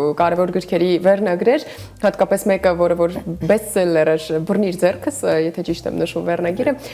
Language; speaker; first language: Armenian; native; Armenian